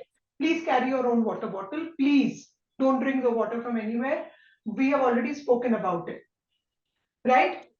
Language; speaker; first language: English; non-native, local second language; Hindi